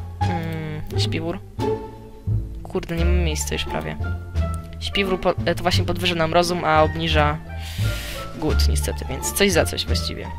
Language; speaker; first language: Polish; native; Polish